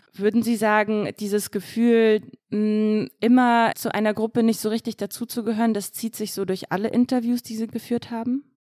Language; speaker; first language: German; early bilingual, other home language; Russian